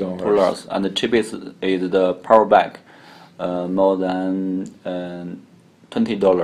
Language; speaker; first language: English; non-native, learner; Chinese